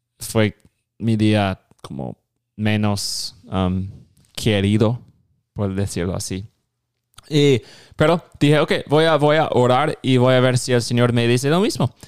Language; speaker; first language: Spanish; non-native, fluent; English